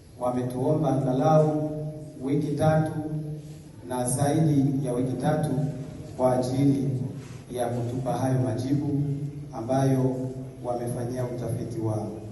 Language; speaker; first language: Swahili; non-native, local second language; Bembe